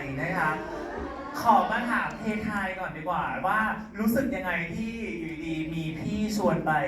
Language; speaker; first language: Thai; native; Thai